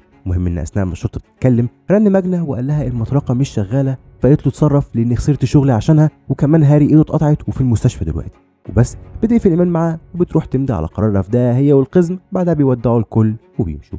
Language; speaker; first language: Arabic; native; Arabic